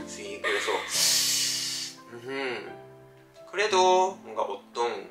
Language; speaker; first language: Korean; non-native, fluent; Japanese